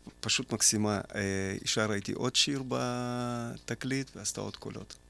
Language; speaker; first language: Hebrew; early bilingual, other home language; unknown